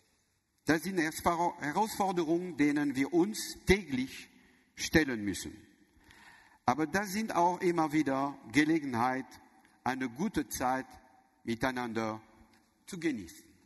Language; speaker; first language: German; non-native, learner; French